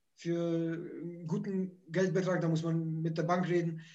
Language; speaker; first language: German; early bilingual, other home language; Polish